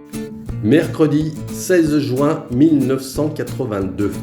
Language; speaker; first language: French; native; French